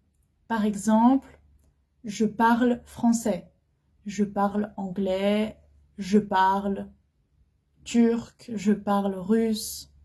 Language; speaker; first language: French; non-native, fluent; Arabic